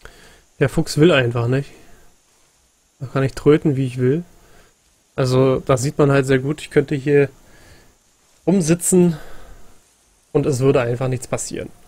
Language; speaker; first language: German; native; German